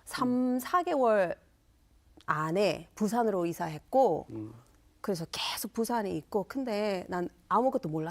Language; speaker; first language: Korean; non-native, fluent; English